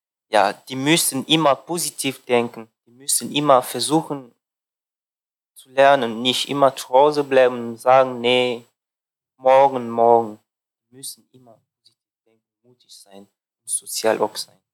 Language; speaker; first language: German; non-native, learner; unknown